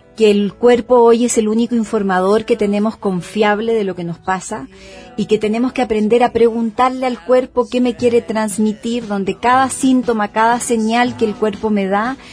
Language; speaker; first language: Spanish; native; Spanish